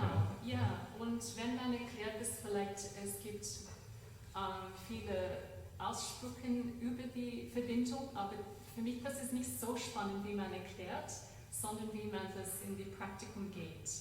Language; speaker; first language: German; non-native, learner; English